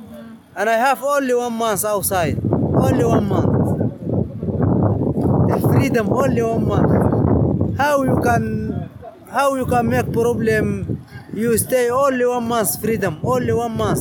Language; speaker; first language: English; non-native, learner; Arabic